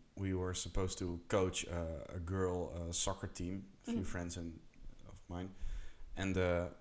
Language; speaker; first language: English; non-native, fluent; Dutch